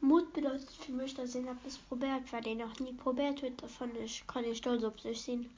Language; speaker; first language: German; non-native, local second language; Luxembourgish